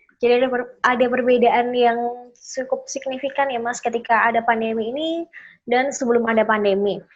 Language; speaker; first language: Indonesian; native; Indonesian